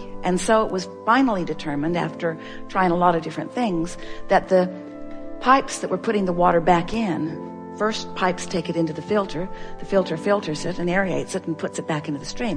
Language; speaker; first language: English; native; English